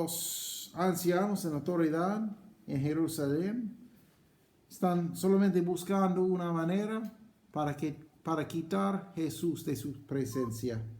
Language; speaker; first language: Spanish; non-native, fluent; English